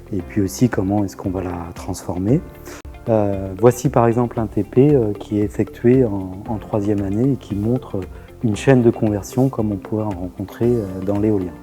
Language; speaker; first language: French; native; French